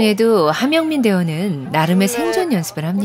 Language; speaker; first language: Korean; native; Korean